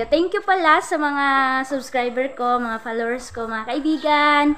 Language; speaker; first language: Filipino; non-native, local second language; Cebuano